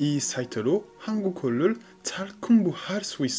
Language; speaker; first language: Korean; non-native, fluent; French